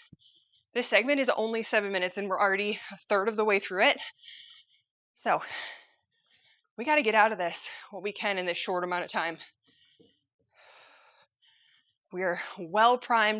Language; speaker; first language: English; native; English